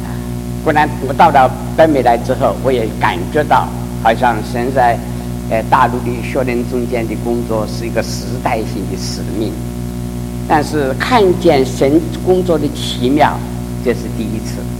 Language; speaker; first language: Chinese; native; Chinese